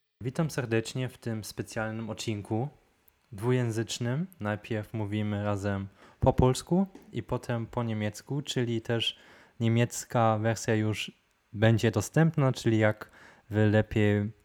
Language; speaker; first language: Polish; non-native, fluent; German